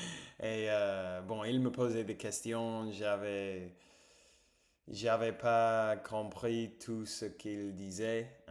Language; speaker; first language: French; non-native, fluent; English